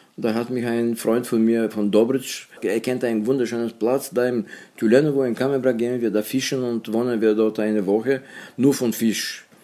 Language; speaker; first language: German; non-native, fluent; Bulgarian